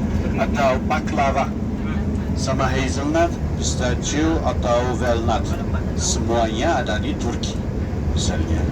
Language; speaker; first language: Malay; non-native, fluent; Turkish